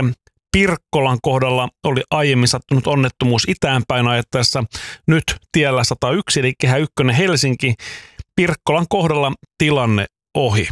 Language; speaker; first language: Finnish; native; Finnish